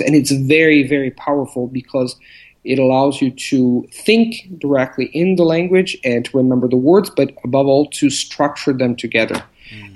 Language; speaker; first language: English; non-native, fluent; Italian